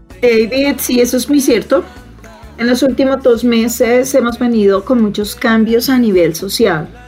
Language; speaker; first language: Spanish; native; Spanish